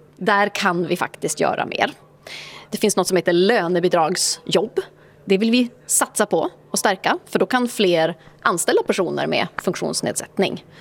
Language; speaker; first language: Swedish; native; Swedish